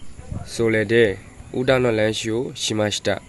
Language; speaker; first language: Japanese; non-native, learner; Burmese